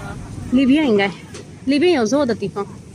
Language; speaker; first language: Chinese; non-native, learner; Urdu